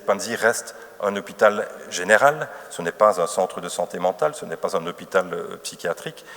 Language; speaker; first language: French; native; French